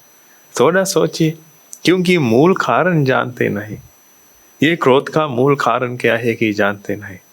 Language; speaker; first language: Hindi; non-native, fluent; Sinhala